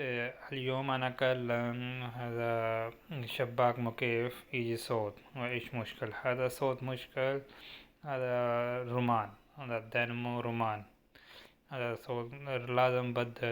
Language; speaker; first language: Arabic; non-native, learner; Urdu